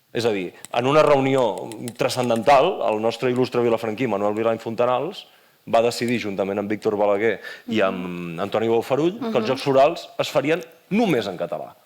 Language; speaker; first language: Catalan; native; Catalan